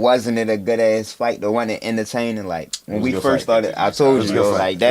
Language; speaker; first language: English; native; English